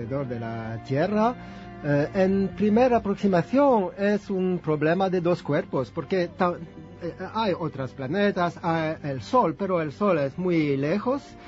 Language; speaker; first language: Spanish; non-native, fluent; French